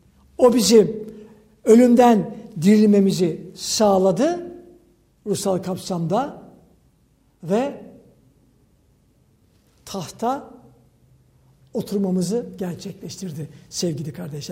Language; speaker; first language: Turkish; native; Turkish